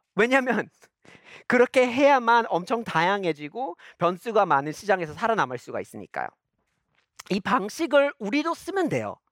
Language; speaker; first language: Korean; non-native, fluent; English